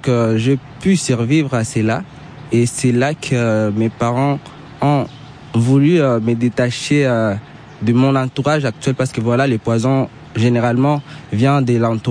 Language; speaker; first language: French; non-native, local second language; Swahili